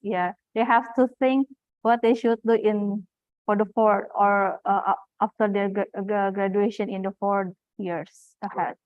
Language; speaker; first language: English; non-native, fluent; Indonesian